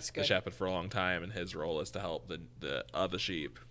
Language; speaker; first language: English; native; English